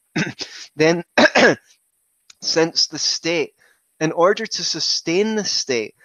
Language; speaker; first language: English; native; English